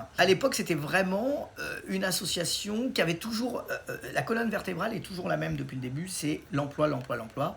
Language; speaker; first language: French; native; French